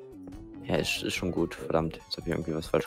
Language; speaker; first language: German; native; German